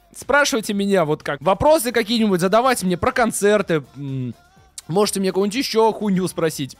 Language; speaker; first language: Russian; native; Russian